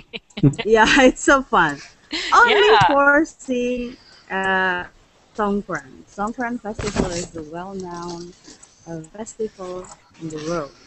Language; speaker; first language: English; non-native, learner; Indonesian